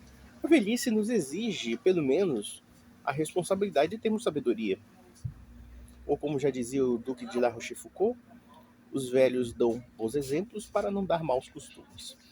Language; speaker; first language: Portuguese; native; Portuguese